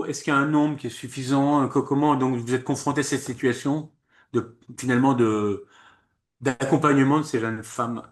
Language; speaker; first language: French; native; French